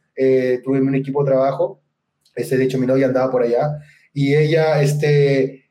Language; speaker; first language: Spanish; native; Spanish